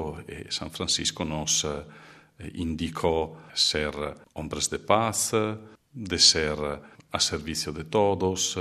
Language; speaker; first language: Spanish; non-native, fluent; Italian